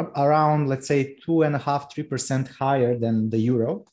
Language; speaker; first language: English; non-native, fluent; Croatian